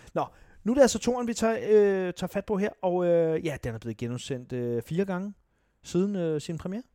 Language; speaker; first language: Danish; native; Danish